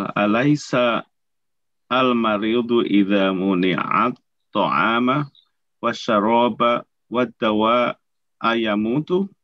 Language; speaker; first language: Arabic; non-native, learner; Indonesian